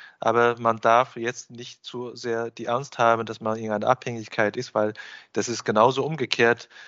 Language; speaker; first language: German; non-native, fluent; Chinese